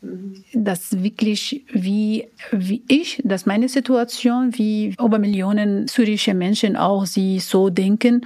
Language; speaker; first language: German; non-native, learner; Arabic